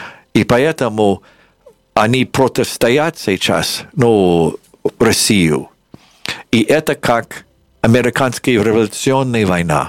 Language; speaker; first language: Russian; non-native, fluent; English